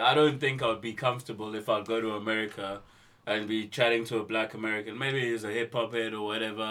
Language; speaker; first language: English; non-native, local second language; Xhosa